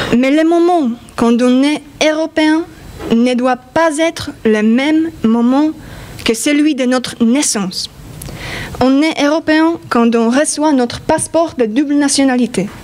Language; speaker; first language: French; non-native, fluent; Polish